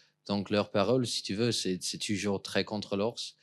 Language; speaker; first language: French; non-native, fluent; English